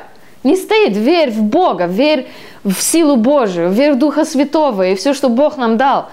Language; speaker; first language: Russian; early bilingual, heritage; Russian